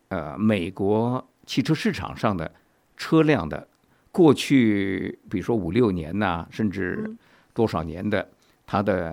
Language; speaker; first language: Chinese; native; Chinese